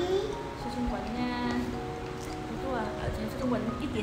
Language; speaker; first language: Chinese; non-native, learner; Vietnamese